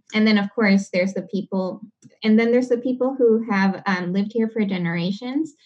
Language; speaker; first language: English; non-native, fluent; Spanish